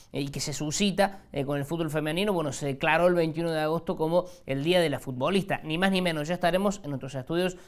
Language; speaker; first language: Spanish; native; Spanish